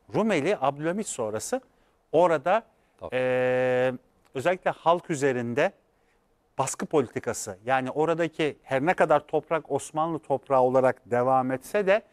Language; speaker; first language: Turkish; native; Turkish